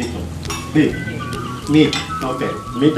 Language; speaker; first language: English; non-native, learner; Thai